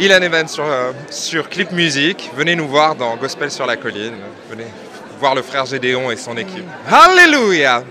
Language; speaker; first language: French; native; French